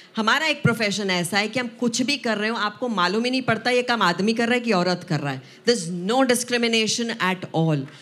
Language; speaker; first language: Hindi; non-native, local second language; Punjabi